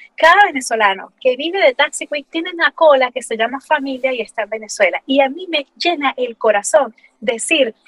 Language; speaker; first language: Spanish; native; Spanish